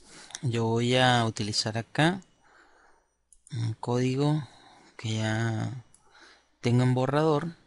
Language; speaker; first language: Spanish; native; Spanish